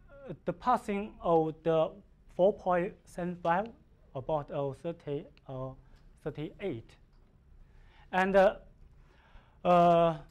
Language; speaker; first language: English; non-native, learner; Chinese